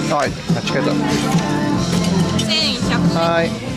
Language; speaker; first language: Japanese; non-native, learner; English